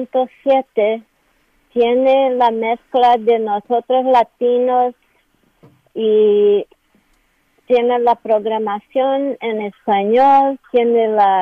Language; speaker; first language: Spanish; non-native, learner; Portuguese